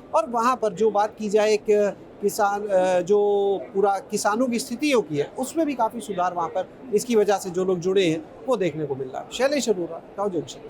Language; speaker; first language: Hindi; native; Hindi